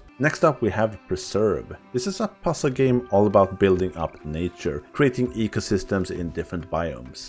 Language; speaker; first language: English; non-native, fluent; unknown